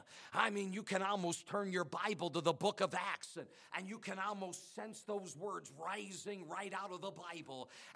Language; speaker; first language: English; native; English